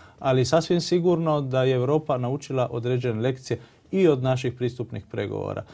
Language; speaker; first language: Croatian; early bilingual, heritage; Croatian